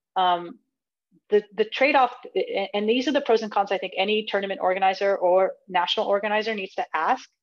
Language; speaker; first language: English; native; English